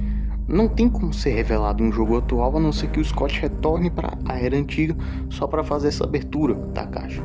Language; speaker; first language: Portuguese; native; Portuguese